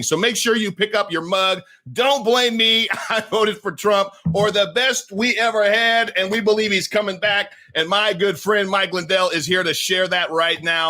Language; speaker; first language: English; native; English